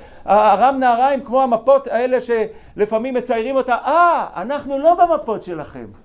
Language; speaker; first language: Hebrew; native; Hebrew